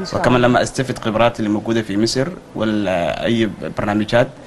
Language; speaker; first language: Arabic; non-native, fluent; Somali